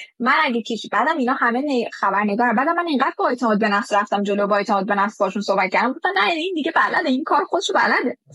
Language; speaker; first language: Persian; native; Persian